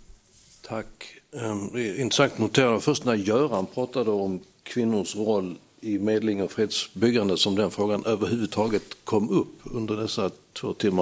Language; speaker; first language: Swedish; native; Swedish